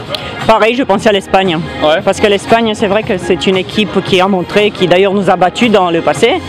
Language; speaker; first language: French; native; French